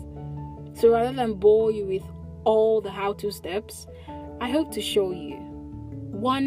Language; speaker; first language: English; non-native, local second language; Igbo